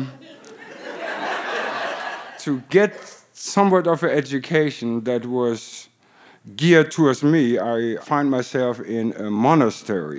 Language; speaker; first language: English; non-native, fluent; German